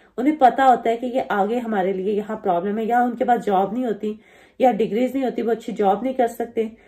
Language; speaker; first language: Urdu; native; Urdu